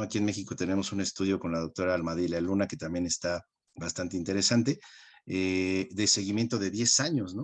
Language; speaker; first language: Spanish; native; Spanish